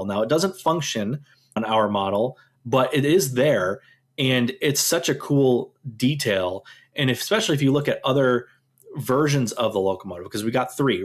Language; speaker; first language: English; native; English